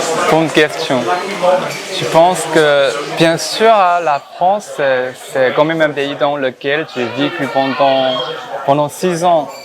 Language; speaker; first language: French; non-native, fluent; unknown